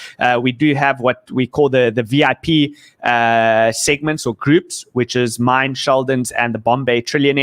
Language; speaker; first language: English; native; English